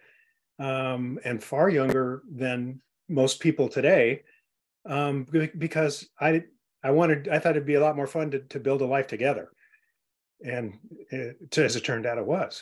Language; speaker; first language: English; native; English